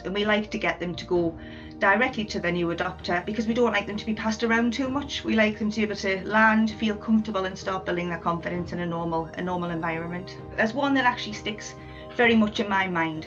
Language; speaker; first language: English; native; English